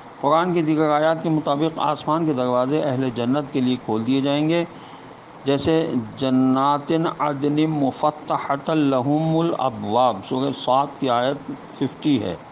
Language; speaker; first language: Urdu; native; Urdu